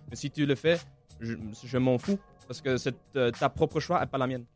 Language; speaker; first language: French; non-native, local second language; Dutch